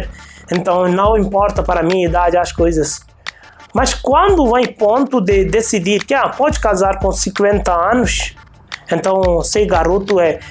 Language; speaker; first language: Portuguese; non-native, fluent; Hindi